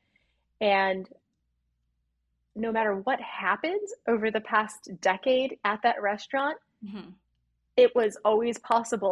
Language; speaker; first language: English; native; English